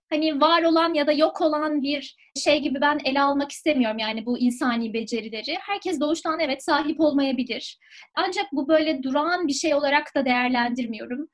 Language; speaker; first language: Turkish; native; Turkish